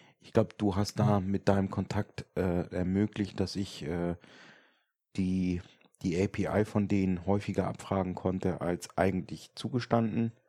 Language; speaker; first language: German; native; German